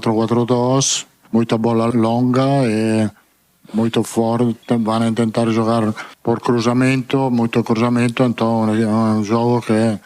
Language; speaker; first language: Portuguese; non-native, fluent; Italian